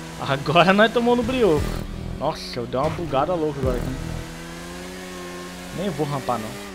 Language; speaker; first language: Portuguese; native; Portuguese